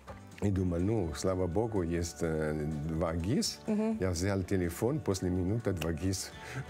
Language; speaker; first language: Russian; non-native, fluent; Italian